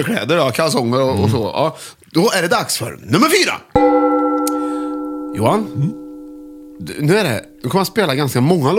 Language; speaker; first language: Swedish; native; Swedish